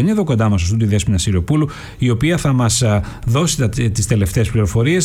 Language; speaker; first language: Greek; native; Greek